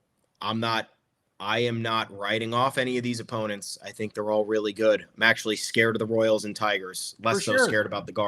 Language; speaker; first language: English; native; English